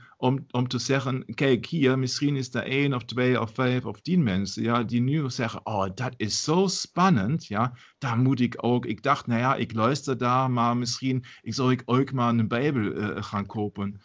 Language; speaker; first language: Dutch; non-native, fluent; German